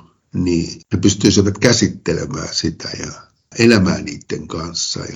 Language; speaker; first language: Finnish; native; Finnish